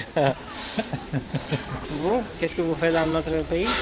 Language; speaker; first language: French; non-native, learner; Romanian